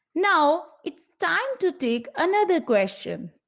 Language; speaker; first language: English; non-native, local second language; Punjabi